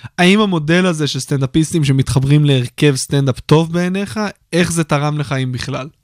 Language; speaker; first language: Hebrew; native; Hebrew